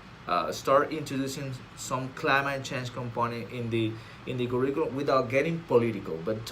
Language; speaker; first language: English; non-native, fluent; Spanish